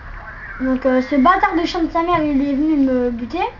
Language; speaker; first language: French; native; French